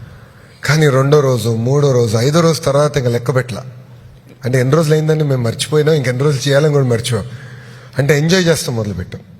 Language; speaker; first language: Telugu; native; Telugu